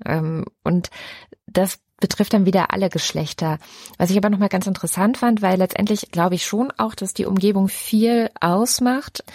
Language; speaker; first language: German; native; German